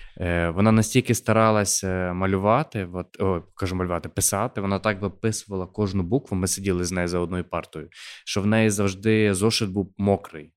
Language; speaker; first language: Ukrainian; native; Ukrainian